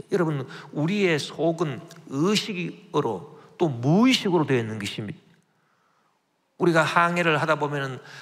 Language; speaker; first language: Korean; native; Korean